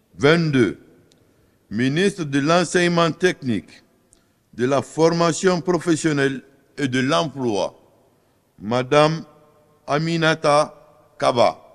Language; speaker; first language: French; non-native, local second language; Fula